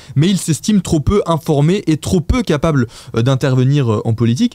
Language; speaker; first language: French; native; French